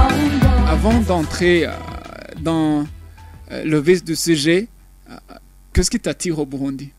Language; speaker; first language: French; non-native, local second language; Rundi